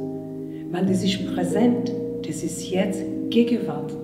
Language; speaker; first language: German; non-native, fluent; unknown